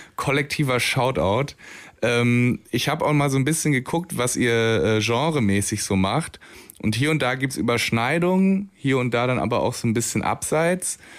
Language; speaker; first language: German; native; German